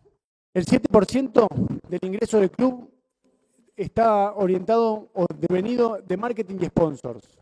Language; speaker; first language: Spanish; native; Spanish